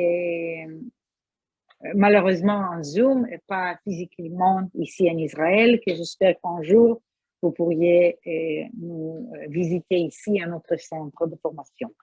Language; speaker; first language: French; non-native, fluent; Hebrew